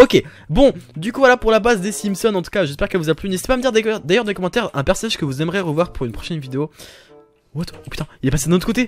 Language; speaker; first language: French; native; French